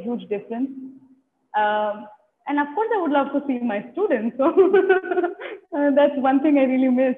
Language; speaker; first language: English; non-native, local second language; Tamil